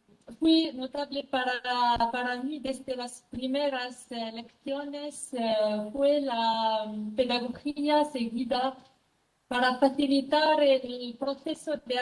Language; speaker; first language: Spanish; non-native, fluent; French